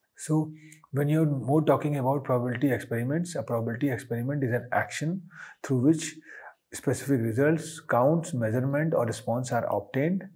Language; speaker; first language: English; non-native, local second language; Hindi